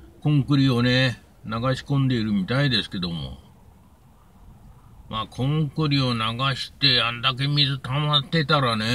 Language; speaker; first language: Japanese; native; Japanese